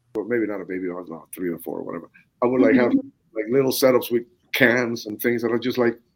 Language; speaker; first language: English; non-native, fluent; Spanish